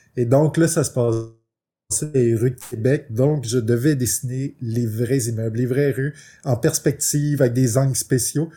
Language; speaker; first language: French; native; French